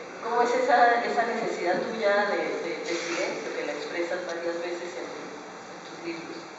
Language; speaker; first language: Spanish; native; Spanish